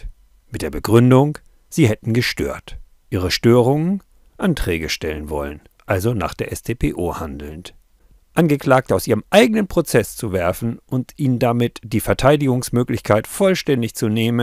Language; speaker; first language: German; native; German